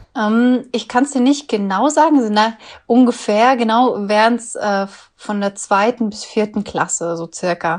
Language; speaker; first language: German; early bilingual, other home language; Russian